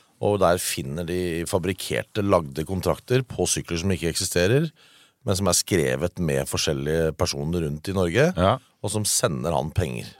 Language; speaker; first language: Norwegian; native; Norwegian